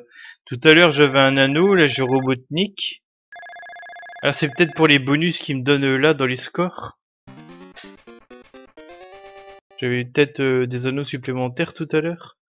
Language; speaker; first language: French; native; French